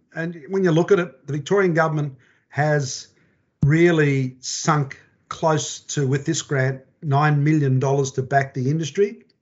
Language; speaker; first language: English; native; English